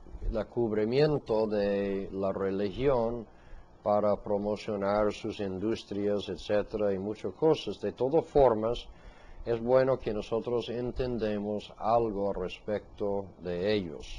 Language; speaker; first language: Spanish; non-native, fluent; English